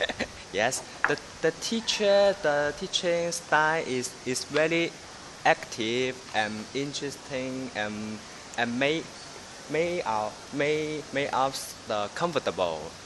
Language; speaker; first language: English; non-native, learner; Chinese